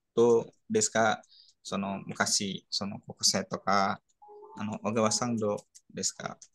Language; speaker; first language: Japanese; non-native, learner; Indonesian